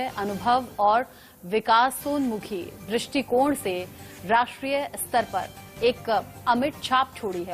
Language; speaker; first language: Hindi; native; Hindi